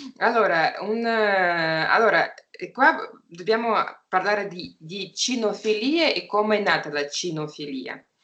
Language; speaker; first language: Italian; non-native, fluent; Russian